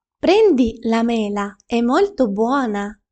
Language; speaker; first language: Italian; non-native, fluent; Ukrainian